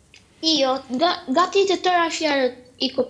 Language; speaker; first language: Albanian; early bilingual, heritage; Albanian